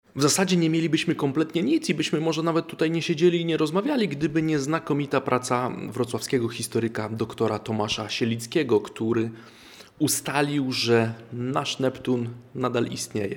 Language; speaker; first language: Polish; native; Polish